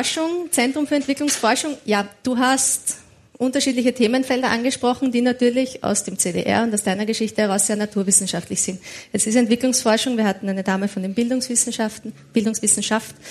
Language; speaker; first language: German; native; German